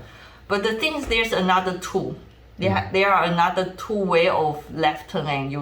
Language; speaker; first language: English; non-native, fluent; Chinese